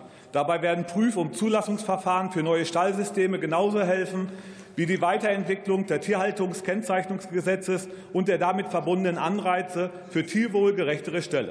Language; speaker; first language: German; native; German